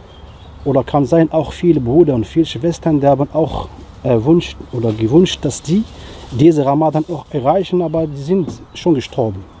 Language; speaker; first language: German; non-native, fluent; Riffian